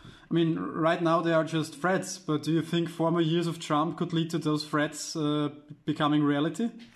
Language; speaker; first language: English; non-native, fluent; German